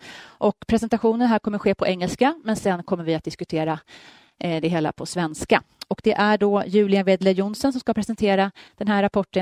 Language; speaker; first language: Swedish; native; Swedish